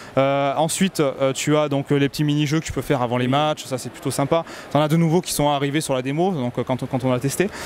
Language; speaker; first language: French; native; French